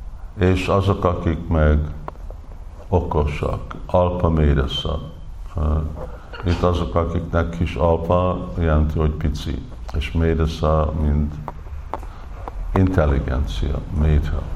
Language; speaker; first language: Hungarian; early bilingual, heritage; English